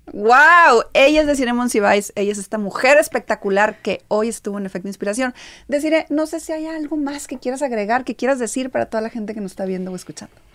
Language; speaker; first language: Spanish; native; Spanish